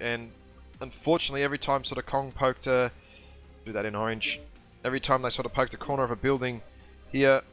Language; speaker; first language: English; native; English